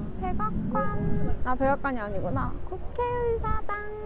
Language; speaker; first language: Korean; native; Korean